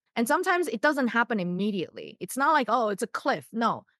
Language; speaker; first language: English; non-native, fluent; Chinese